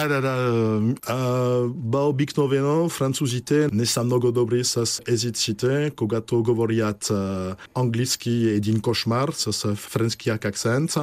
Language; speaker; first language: Bulgarian; non-native, learner; French